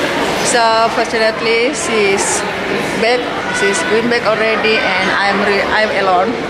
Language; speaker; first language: English; non-native, learner; Indonesian